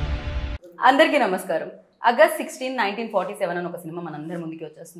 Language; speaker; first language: Telugu; native; Telugu